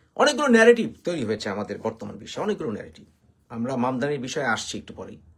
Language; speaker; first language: Bangla; native; Bangla